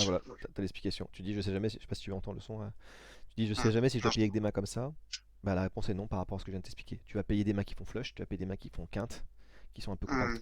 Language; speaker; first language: French; native; French